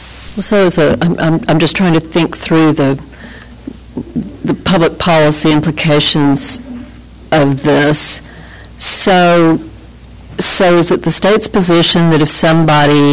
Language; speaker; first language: English; native; English